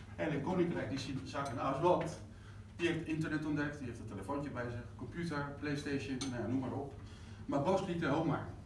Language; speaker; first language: Dutch; non-native, fluent; Spanish